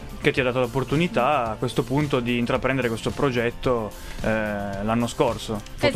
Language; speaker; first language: Italian; native; Italian